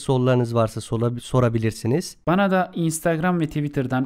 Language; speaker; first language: Turkish; native; Turkish